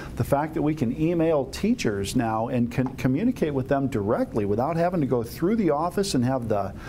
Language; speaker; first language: English; native; English